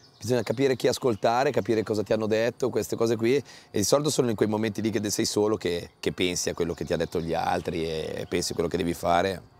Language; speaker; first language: Italian; native; Italian